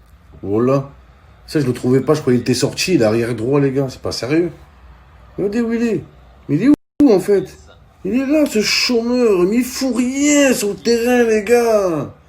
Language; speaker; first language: French; native; French